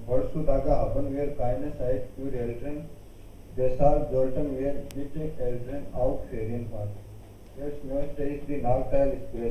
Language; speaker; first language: German; non-native, learner; Hindi